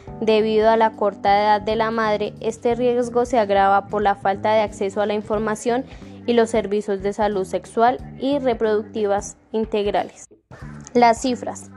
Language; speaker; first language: Spanish; native; Spanish